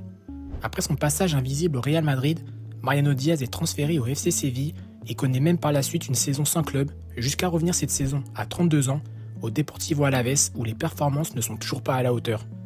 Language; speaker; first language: French; native; French